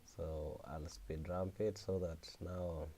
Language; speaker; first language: English; non-native, local second language; Swahili